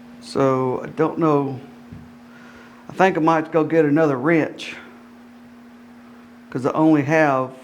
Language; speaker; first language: English; native; English